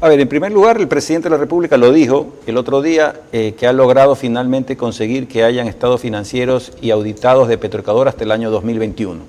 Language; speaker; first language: Spanish; native; Spanish